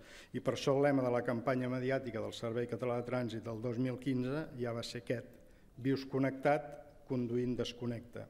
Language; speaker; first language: Catalan; native; Catalan